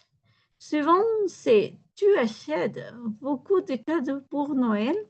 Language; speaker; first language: French; non-native, learner; Spanish